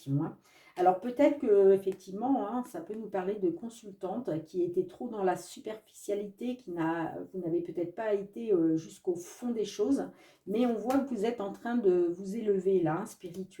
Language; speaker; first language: French; native; French